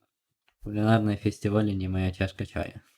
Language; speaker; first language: Russian; non-native, local second language; Ukrainian